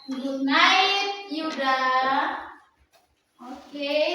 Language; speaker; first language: English; non-native, learner; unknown